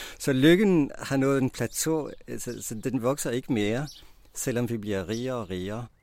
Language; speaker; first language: Danish; non-native, fluent; French